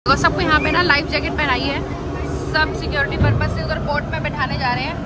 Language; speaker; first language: Hindi; native; Hindi